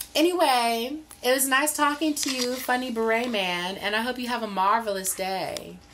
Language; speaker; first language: English; native; English